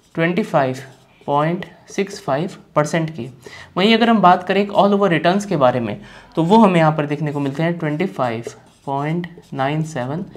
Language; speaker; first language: Hindi; native; Hindi